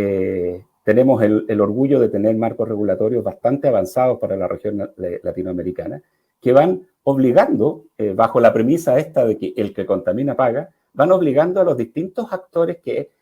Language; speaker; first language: Spanish; native; Spanish